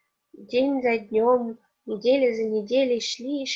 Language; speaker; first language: Russian; native; Russian